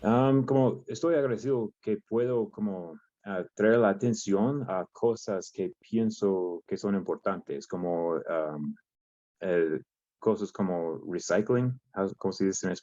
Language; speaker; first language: Spanish; non-native, learner; English